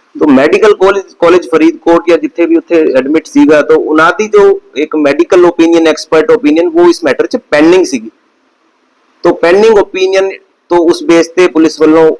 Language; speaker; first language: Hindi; non-native, local second language; Punjabi